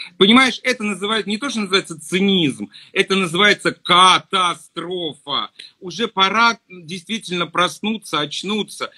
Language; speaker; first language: Russian; native; Russian